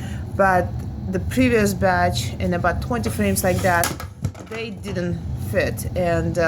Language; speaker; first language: English; non-native, fluent; Russian